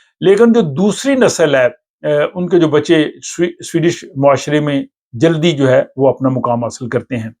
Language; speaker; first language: Urdu; native; Urdu